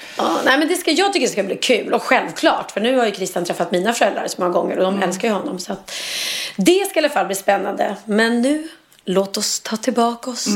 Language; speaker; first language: Swedish; native; Swedish